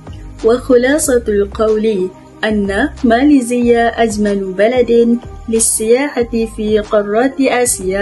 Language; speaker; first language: Arabic; non-native, learner; Malay